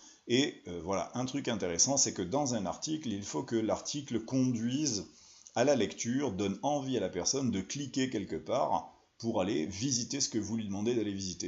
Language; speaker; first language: French; native; French